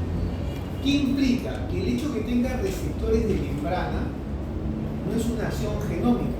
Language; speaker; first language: Spanish; native; Spanish